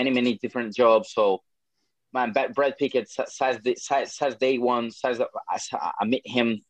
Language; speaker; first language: English; non-native, fluent; Portuguese